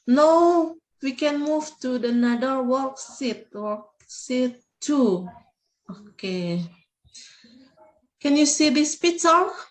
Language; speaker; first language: English; non-native, learner; Indonesian